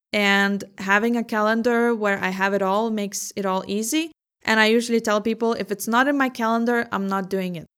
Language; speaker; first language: English; non-native, fluent; Lithuanian